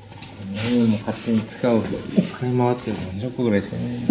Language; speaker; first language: Japanese; non-native, fluent; Korean